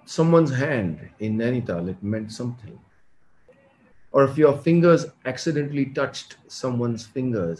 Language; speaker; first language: English; non-native, local second language; Hindi